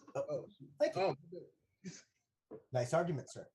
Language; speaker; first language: English; native; English